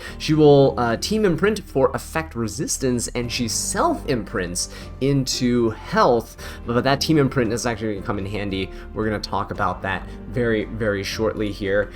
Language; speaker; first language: English; native; English